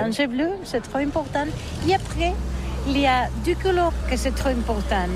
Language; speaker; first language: French; non-native, learner; Catalan